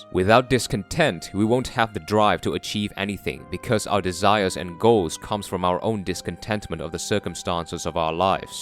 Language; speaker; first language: English; non-native, fluent; Korean